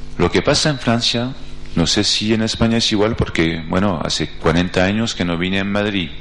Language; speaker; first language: Spanish; non-native, fluent; French